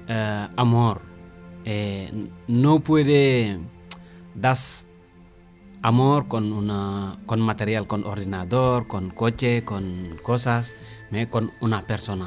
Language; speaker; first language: Spanish; non-native, learner; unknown